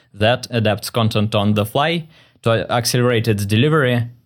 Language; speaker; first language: English; non-native, fluent; Russian